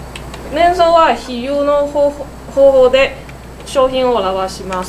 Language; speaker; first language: Japanese; non-native, learner; Cantonese